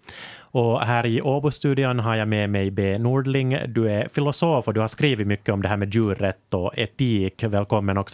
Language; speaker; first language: Swedish; native; Swedish